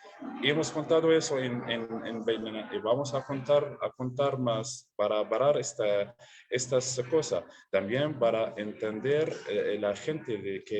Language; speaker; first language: Spanish; non-native, learner; Arabic